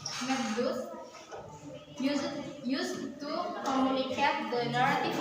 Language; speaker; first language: English; non-native, learner; Indonesian